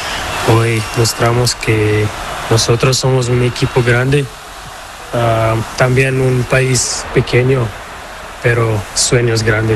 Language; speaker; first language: Spanish; non-native, learner; Portuguese